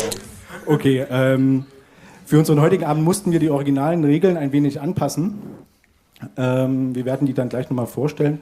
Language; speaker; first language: German; native; German